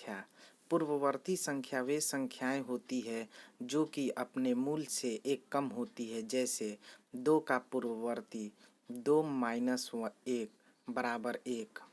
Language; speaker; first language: Hindi; native; Hindi